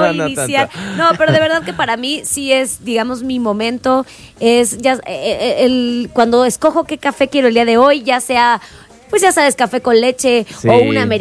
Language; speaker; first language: Spanish; native; Spanish